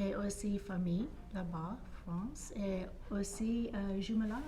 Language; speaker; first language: French; non-native, learner; English